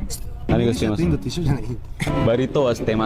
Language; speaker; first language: Japanese; non-native, learner; Indonesian